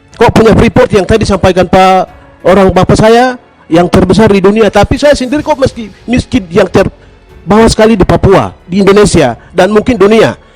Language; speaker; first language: Indonesian; non-native, local second language; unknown